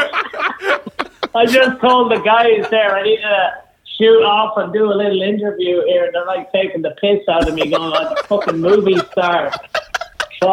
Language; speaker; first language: English; native; English